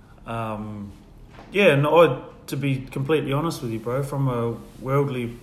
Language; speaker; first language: English; native; English